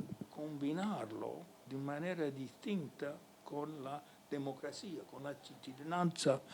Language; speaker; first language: Italian; non-native, fluent; English